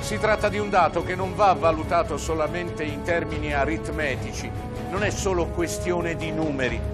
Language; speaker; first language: Italian; native; Italian